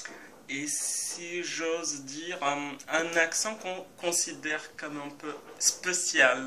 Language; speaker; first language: French; non-native, fluent; Portuguese